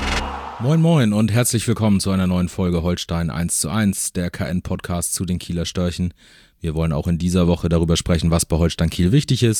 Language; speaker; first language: German; native; German